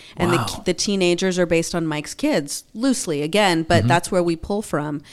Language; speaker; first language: English; early bilingual, other home language; Spanish